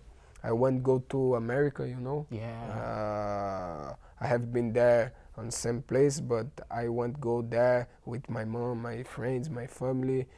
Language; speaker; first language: English; non-native, learner; Portuguese